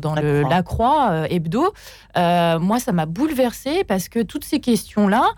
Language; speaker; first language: French; native; French